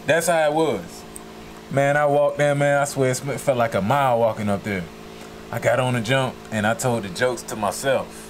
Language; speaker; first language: English; native; English